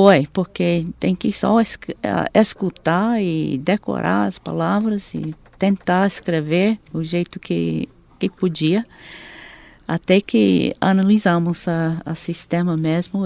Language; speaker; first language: Portuguese; non-native, fluent; English